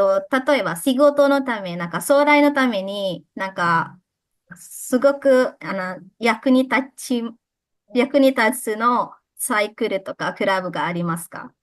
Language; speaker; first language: Japanese; non-native, fluent; Indonesian